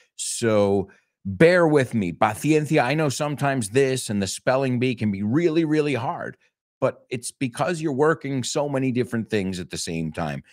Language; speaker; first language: English; native; English